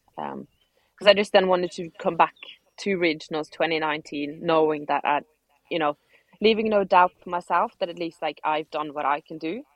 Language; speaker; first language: English; non-native, fluent; Norwegian